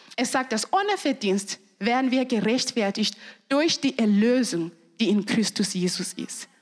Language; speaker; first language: German; non-native, fluent; Shona